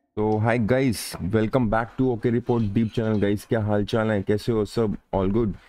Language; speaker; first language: Hindi; native; Hindi